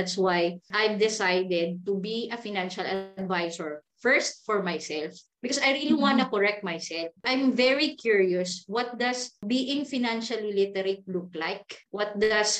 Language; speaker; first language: English; non-native, local second language; Cebuano